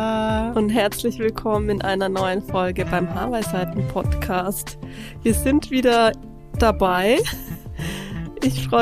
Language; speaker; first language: German; native; German